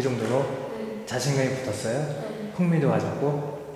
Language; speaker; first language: Korean; native; Korean